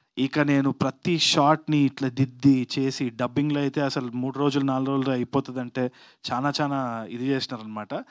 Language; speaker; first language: Telugu; native; Telugu